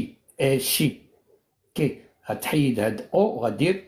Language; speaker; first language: Italian; non-native, fluent; Arabic